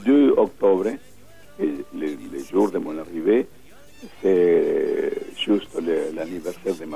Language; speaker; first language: French; non-native, fluent; Spanish